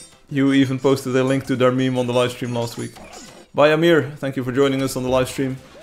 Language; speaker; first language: English; non-native, fluent; Dutch